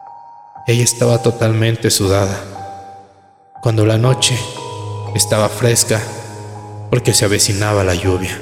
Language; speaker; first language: Spanish; native; Spanish